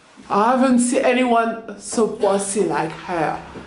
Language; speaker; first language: English; non-native, fluent; French